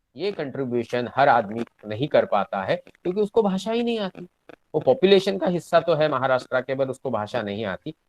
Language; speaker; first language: Hindi; non-native, local second language; Marathi